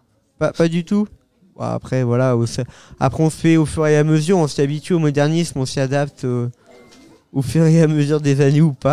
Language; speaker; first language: French; native; French